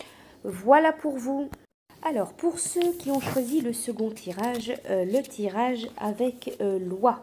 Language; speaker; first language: French; native; French